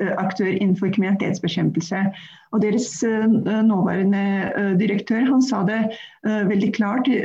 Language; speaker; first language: Norwegian; non-native, fluent; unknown